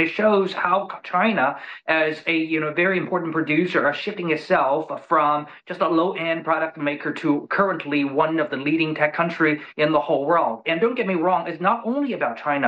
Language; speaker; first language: English; non-native, fluent; Chinese